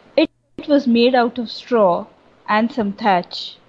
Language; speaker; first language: English; non-native, local second language; Bangla